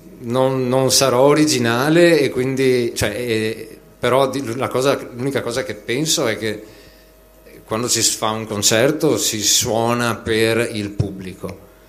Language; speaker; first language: Italian; native; Italian